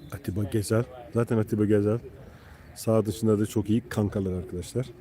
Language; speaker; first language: Turkish; native; Turkish